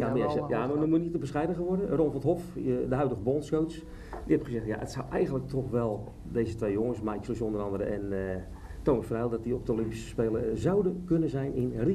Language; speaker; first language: Dutch; native; Dutch